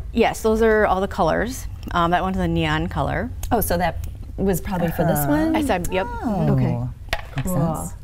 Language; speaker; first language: English; native; English